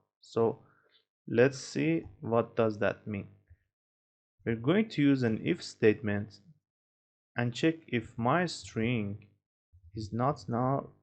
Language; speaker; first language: English; non-native, fluent; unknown